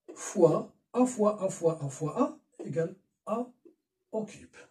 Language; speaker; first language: French; non-native, local second language; Arabic